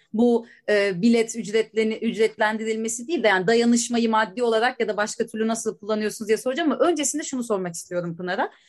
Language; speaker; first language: Turkish; native; Turkish